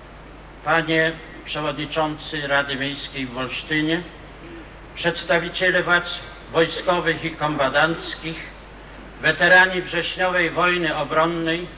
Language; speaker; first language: Polish; native; Polish